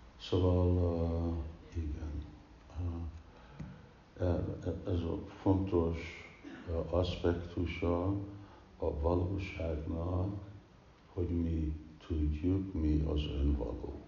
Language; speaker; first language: Hungarian; early bilingual, heritage; Hungarian